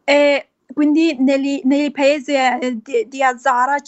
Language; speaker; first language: Italian; non-native, fluent; Persian